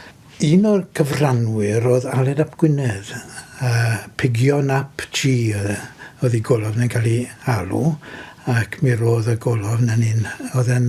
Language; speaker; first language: Welsh; native; Welsh